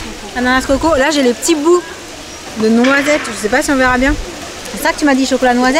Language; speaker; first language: French; native; French